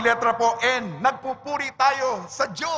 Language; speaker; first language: Filipino; native; Filipino